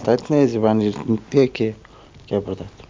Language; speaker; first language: Dutch; non-native, learner; Turkish